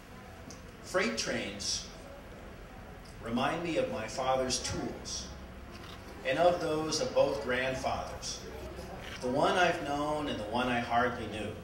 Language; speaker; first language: English; native; English